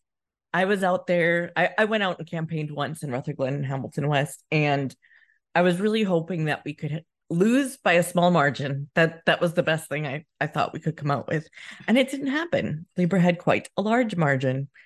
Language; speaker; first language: English; native; English